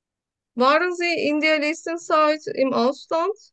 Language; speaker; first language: German; non-native, learner; Turkish